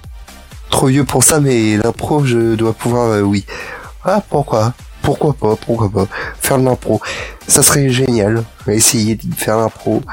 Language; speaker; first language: French; native; French